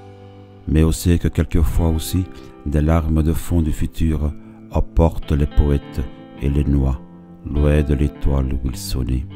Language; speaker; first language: French; native; French